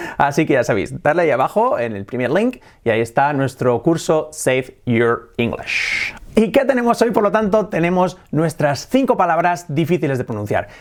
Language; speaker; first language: Spanish; native; Spanish